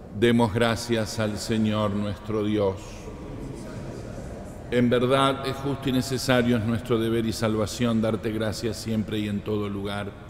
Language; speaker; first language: Spanish; native; Spanish